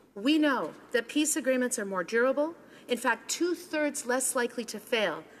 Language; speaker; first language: English; native; English